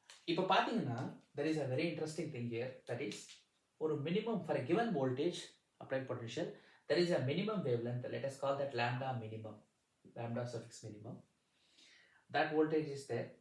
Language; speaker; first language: English; non-native, local second language; Tamil